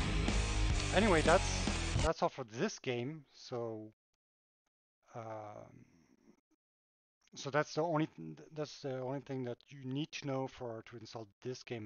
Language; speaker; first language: English; non-native, fluent; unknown